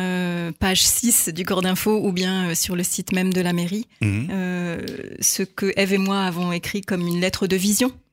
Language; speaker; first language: French; native; French